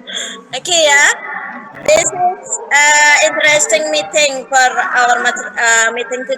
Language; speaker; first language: English; non-native, learner; Indonesian